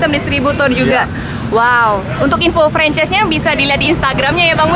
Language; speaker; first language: Indonesian; native; Indonesian